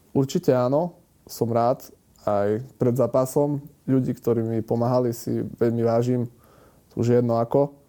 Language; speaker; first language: Slovak; native; Slovak